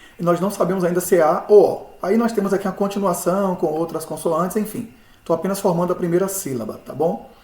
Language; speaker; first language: Portuguese; native; Portuguese